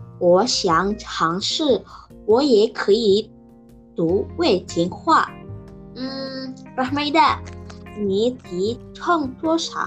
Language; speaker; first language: Chinese; non-native, learner; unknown